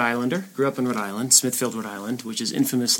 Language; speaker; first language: English; native; English